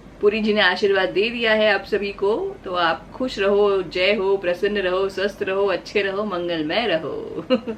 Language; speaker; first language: Hindi; native; Hindi